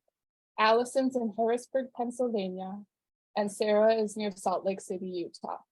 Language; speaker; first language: English; native; English